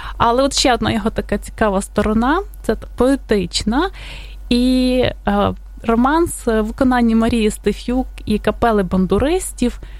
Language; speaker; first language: Ukrainian; native; Ukrainian